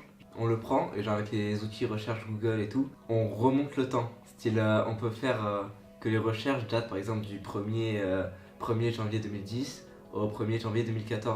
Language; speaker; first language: French; native; French